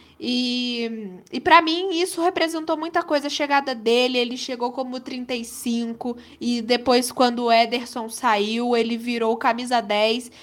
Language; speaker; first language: Portuguese; native; Portuguese